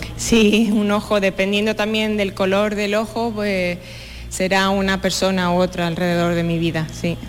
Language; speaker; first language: Spanish; native; Spanish